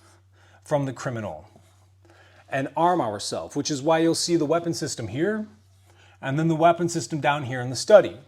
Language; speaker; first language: English; native; English